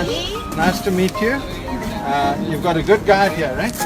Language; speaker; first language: English; native; English